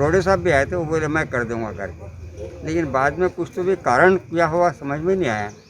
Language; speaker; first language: Hindi; non-native, local second language; Marathi